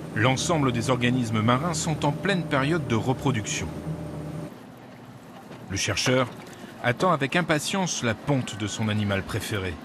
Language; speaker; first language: French; native; French